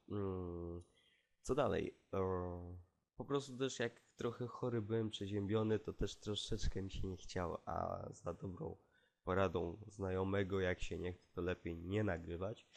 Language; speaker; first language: Polish; native; Polish